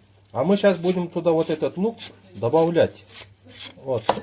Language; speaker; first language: Russian; non-native, local second language; Kyrgyz